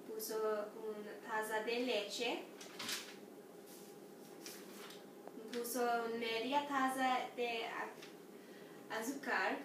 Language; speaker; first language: Spanish; non-native, learner; English